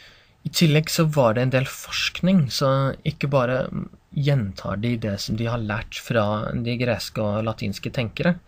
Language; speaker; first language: Norwegian; non-native, fluent; English